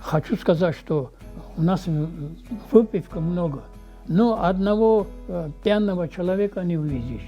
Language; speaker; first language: Russian; non-native, local second language; Armenian